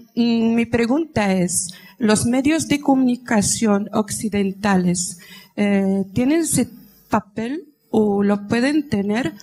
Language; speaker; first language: Spanish; non-native, fluent; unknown